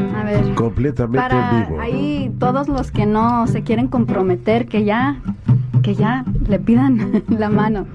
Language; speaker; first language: Spanish; early bilingual, heritage; Spanish